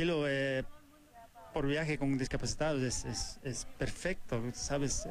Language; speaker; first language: Spanish; non-native, learner; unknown